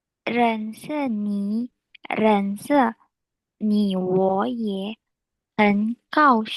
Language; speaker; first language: Chinese; non-native, learner; Indonesian